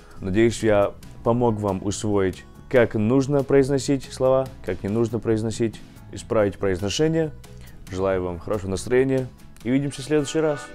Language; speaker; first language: Russian; early bilingual, heritage; Russian